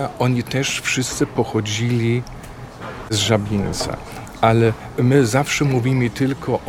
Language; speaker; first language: Polish; non-native, fluent; German